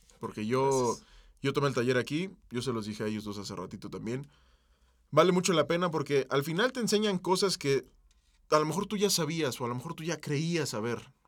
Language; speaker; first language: Spanish; native; Spanish